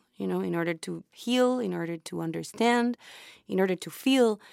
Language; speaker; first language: English; non-native, fluent; Spanish